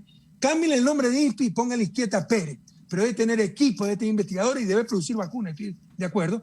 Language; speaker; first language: Spanish; native; Spanish